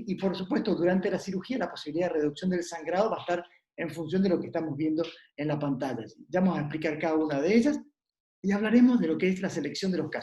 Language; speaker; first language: Spanish; native; Spanish